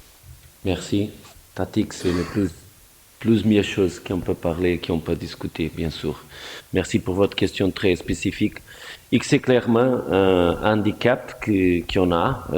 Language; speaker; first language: French; non-native, fluent; Portuguese